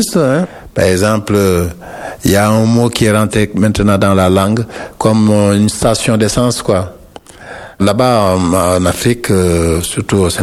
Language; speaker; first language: French; non-native, local second language; Wolof